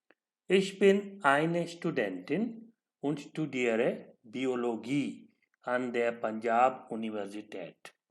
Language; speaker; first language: German; non-native, learner; Urdu